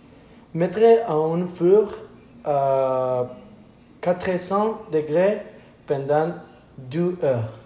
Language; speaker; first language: French; non-native, learner; Spanish